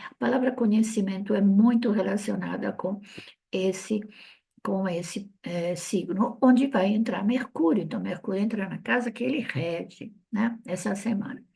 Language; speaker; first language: Portuguese; early bilingual, other home language; Italian